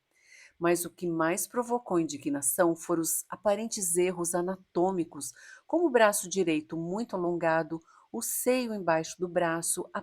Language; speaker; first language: Portuguese; native; Portuguese